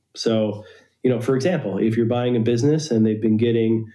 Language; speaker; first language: English; native; English